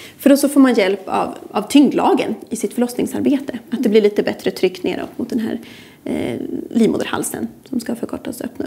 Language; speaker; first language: Swedish; native; Swedish